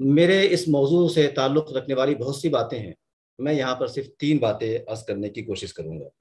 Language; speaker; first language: Urdu; native; Urdu